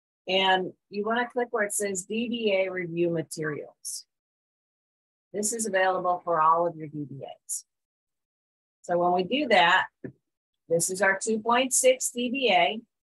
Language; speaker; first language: English; native; English